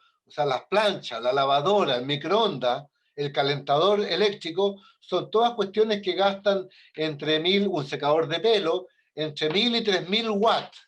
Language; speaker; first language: Spanish; native; Spanish